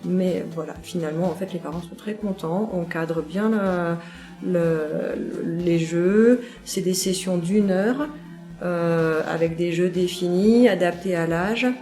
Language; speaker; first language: French; native; French